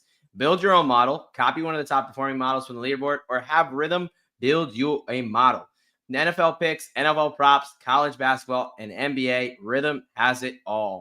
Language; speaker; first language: English; native; English